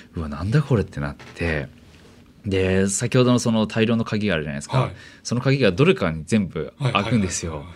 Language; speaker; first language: Japanese; early bilingual, heritage; English